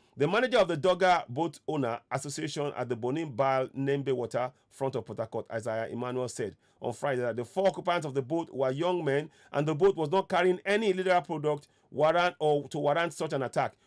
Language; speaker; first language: English; non-native, local second language; Yoruba